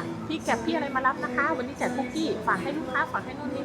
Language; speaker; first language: Thai; native; Thai